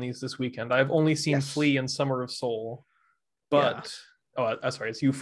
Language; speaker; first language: English; native; English